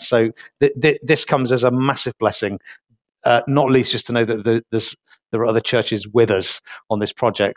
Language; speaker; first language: English; native; English